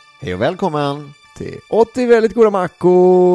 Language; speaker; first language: Swedish; native; Swedish